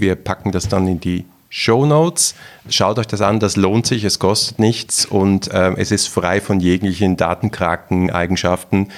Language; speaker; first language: German; native; German